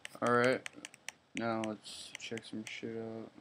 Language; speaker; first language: English; native; English